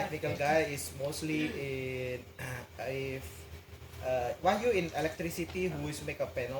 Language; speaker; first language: English; non-native, learner; Indonesian